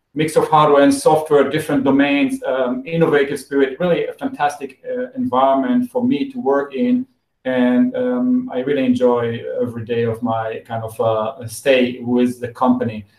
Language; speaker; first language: English; non-native, fluent; Hebrew